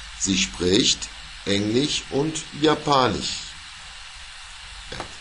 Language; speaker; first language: German; non-native, fluent; Turkish